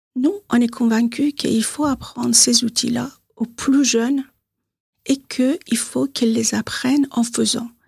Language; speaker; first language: French; non-native, fluent; Persian